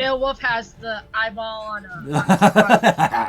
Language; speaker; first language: English; native; English